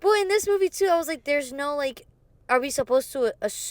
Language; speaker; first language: English; native; English